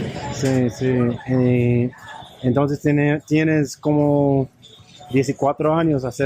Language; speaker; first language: Spanish; non-native, learner; English